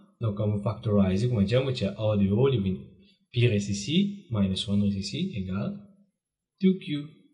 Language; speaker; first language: French; non-native, local second language; Morisyen